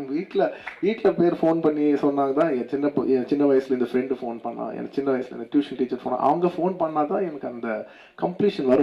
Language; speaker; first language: Tamil; non-native, local second language; Telugu